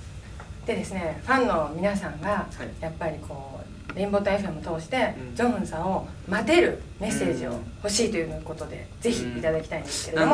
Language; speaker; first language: Japanese; native; Japanese